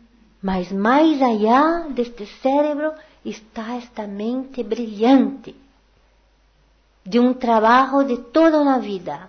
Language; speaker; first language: Portuguese; non-native, learner; Spanish